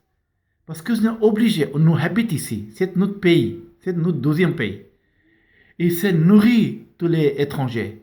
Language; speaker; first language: French; non-native, learner; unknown